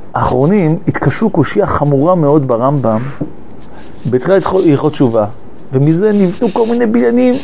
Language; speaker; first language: Hebrew; early bilingual, other home language; French